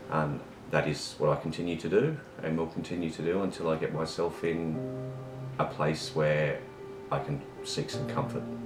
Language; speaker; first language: English; native; English